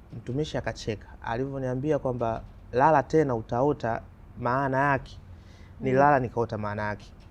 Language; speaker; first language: Swahili; native; Swahili